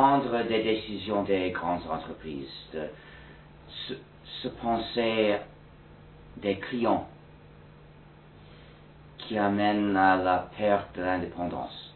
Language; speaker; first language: French; non-native, fluent; English